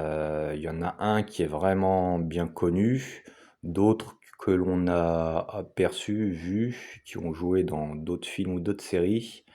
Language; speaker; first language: French; native; French